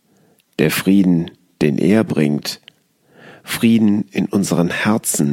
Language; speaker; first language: German; native; German